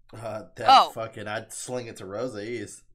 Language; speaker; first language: English; native; English